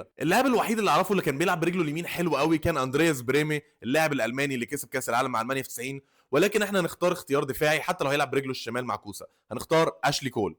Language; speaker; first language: Arabic; native; Arabic